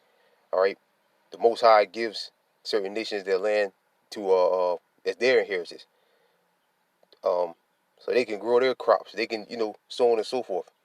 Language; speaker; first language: English; native; English